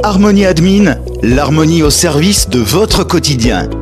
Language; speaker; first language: French; native; French